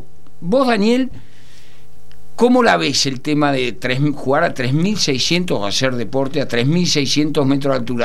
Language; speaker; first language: Spanish; native; Spanish